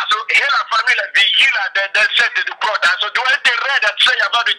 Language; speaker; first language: Swedish; non-native, fluent; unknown